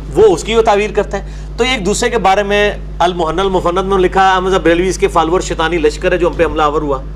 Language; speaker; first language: Urdu; non-native, local second language; Punjabi